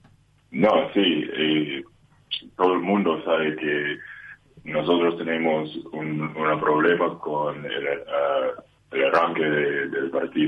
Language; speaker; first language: Spanish; non-native, learner; English